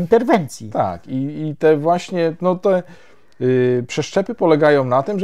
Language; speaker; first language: Polish; native; Polish